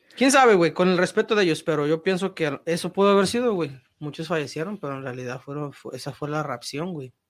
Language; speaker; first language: Spanish; early bilingual, heritage; Spanish